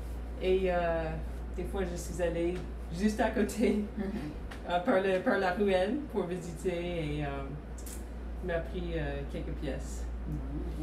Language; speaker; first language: French; non-native, fluent; English